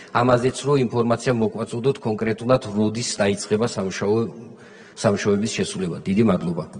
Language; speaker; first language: Georgian; non-native, local second language; Azerbaijani